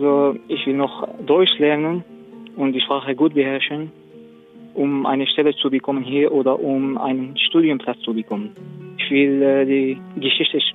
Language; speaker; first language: German; non-native, learner; Arabic